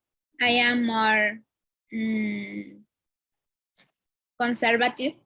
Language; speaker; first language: English; non-native, learner; Spanish